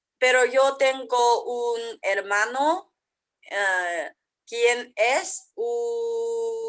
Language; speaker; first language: Spanish; non-native, learner; English